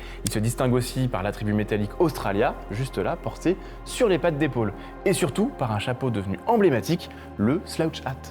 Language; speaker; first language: French; native; French